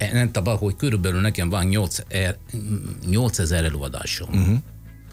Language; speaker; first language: Hungarian; non-native, learner; Italian